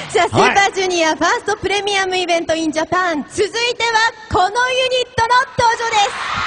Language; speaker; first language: Japanese; native; Japanese